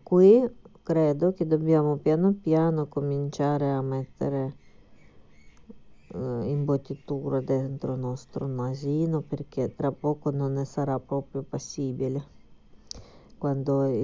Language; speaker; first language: Italian; non-native, fluent; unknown